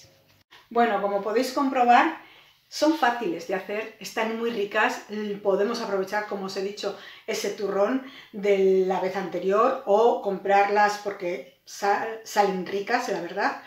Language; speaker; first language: Spanish; native; Spanish